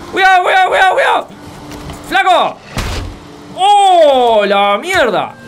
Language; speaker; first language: Spanish; native; Spanish